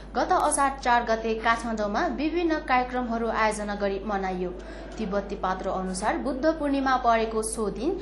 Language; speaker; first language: Nepali; non-native, local second language; Sherpa